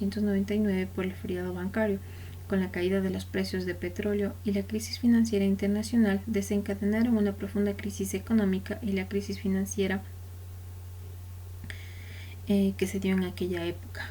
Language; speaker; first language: Spanish; native; Spanish